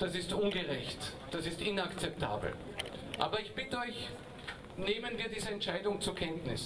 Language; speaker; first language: German; native; German